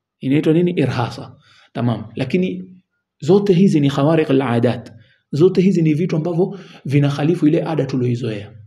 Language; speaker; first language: Swahili; native; Swahili